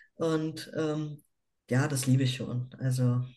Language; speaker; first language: German; native; German